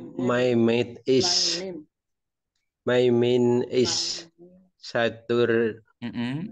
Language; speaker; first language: English; non-native, fluent; Indonesian